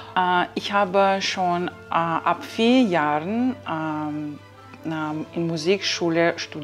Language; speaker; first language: German; non-native, learner; Kazakh